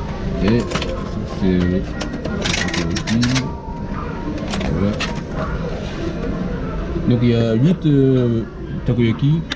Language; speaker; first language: French; non-native, fluent; Japanese